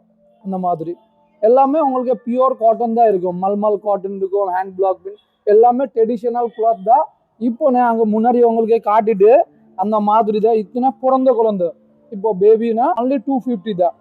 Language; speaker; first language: Tamil; native; Tamil